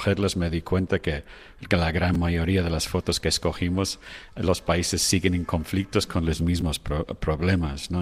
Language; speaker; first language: Spanish; non-native, fluent; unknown